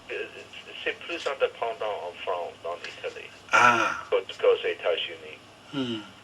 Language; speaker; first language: French; non-native, learner; English